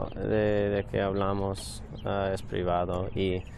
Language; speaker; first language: Spanish; non-native, learner; English